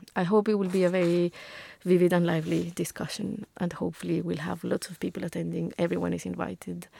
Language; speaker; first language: English; non-native, fluent; Spanish